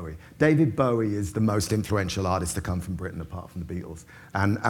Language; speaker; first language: English; native; English